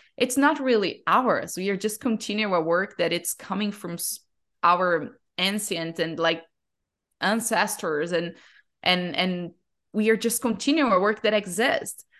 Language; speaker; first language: English; non-native, fluent; Portuguese